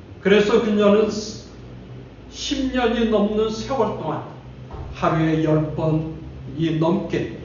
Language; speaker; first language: Korean; native; Korean